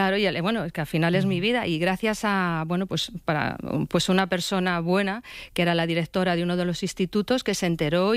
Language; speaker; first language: Spanish; native; Spanish